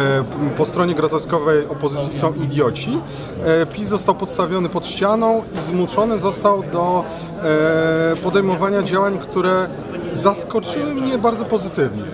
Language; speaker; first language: Polish; native; Polish